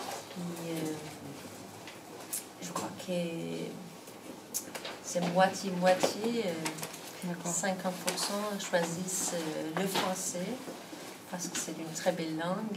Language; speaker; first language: French; non-native, fluent; Danish